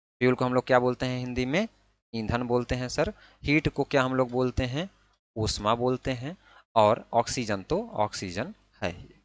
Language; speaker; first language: Hindi; native; Hindi